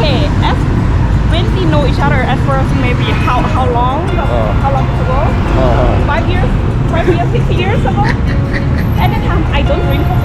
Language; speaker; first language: English; non-native, learner; Thai